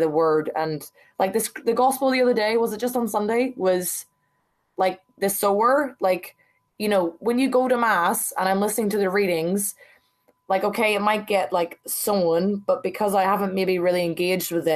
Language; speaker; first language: English; native; English